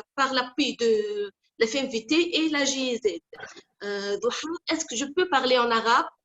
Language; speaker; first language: French; non-native, local second language; Arabic